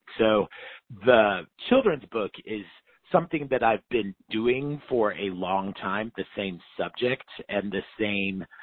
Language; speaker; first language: English; native; English